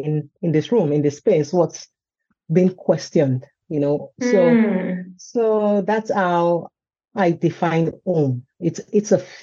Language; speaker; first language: English; non-native, local second language; Yoruba